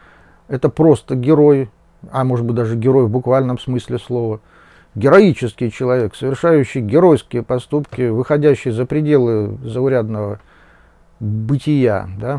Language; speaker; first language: Russian; native; Russian